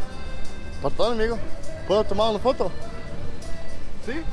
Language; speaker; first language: Spanish; non-native, learner; Danish